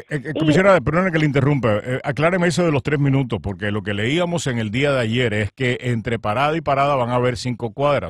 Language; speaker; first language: Spanish; native; Spanish